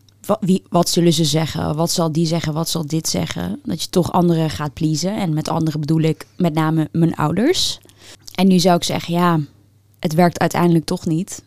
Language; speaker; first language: Dutch; early bilingual, other home language; Turkish